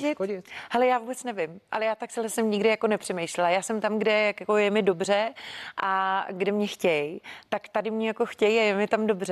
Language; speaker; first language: Czech; native; Czech